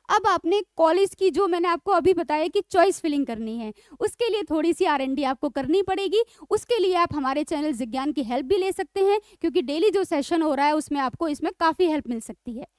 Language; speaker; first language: Hindi; native; Hindi